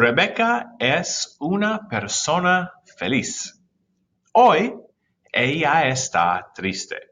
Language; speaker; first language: Spanish; non-native, fluent; English